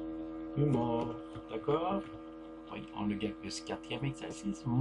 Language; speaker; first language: French; non-native, fluent; Turkish